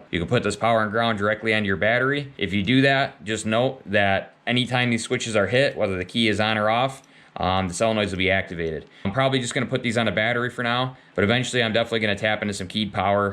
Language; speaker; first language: English; native; English